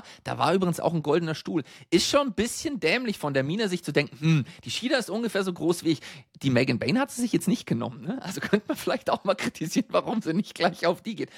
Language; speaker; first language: German; native; German